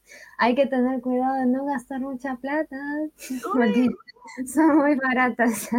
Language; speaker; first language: Spanish; non-native, fluent; Chinese